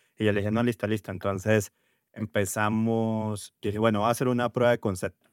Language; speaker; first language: Spanish; native; Spanish